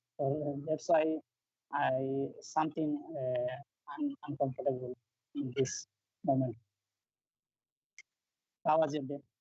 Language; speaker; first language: English; non-native, learner; Bangla